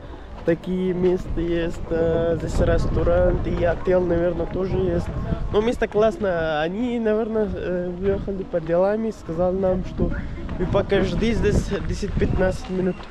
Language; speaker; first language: Russian; non-native, learner; Urdu